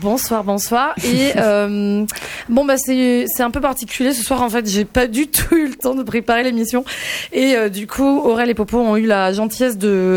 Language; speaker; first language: French; native; French